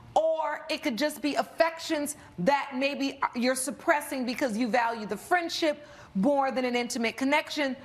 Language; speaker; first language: English; native; English